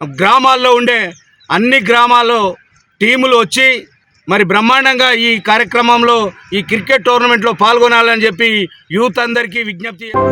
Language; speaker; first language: Telugu; native; Telugu